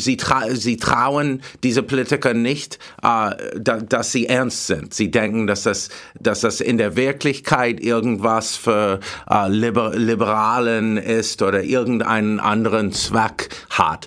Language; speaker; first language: German; non-native, fluent; English